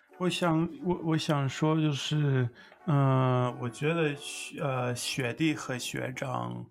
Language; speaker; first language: Chinese; non-native, learner; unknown